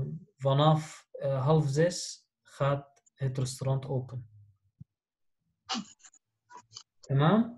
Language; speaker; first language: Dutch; non-native, fluent; Arabic